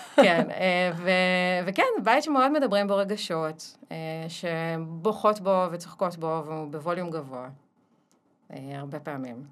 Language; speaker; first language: Hebrew; early bilingual, other home language; Russian